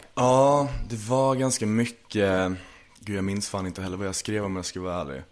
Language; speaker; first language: Swedish; native; Swedish